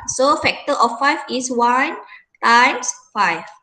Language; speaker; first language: English; non-native, local second language; Malay